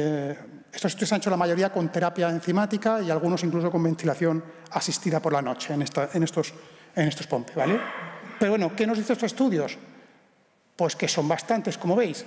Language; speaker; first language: Spanish; native; Spanish